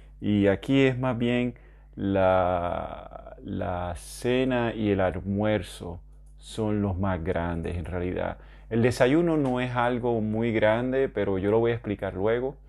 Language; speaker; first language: Spanish; native; Spanish